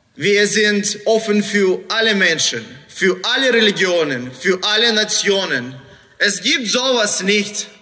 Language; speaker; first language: German; non-native, fluent; Ukrainian